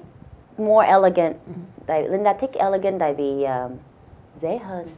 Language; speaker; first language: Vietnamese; early bilingual, heritage; Vietnamese